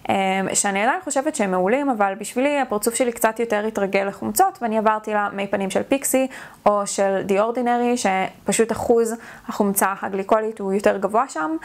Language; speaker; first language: Hebrew; native; Hebrew